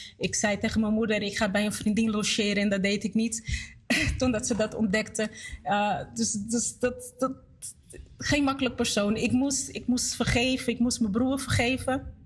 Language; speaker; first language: Dutch; non-native, fluent; Portuguese